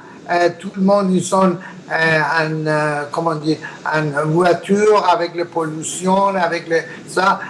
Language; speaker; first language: French; non-native, learner; Persian